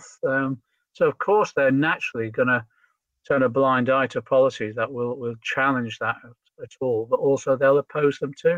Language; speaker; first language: English; native; English